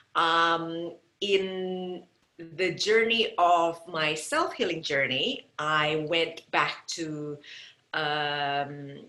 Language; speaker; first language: English; non-native, fluent; Indonesian